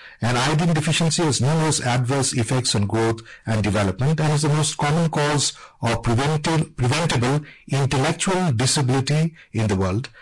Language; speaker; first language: English; non-native, local second language; Bangla